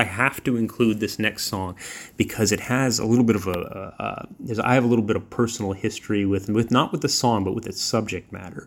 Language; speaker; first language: English; native; English